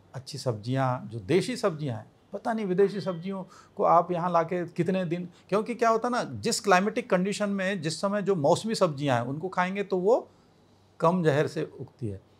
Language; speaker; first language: Hindi; native; Hindi